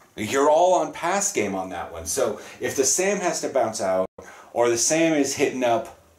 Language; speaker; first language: English; native; English